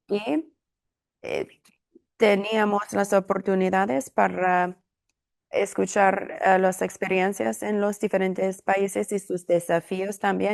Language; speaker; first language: Spanish; non-native, fluent; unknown